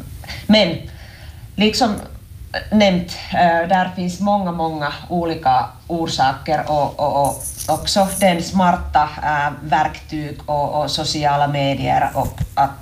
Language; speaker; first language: Swedish; non-native, local second language; Finnish